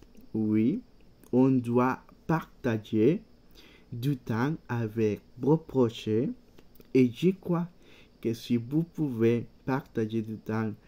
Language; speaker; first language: French; non-native, learner; Spanish